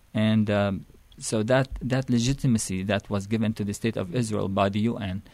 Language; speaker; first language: English; non-native, fluent; Arabic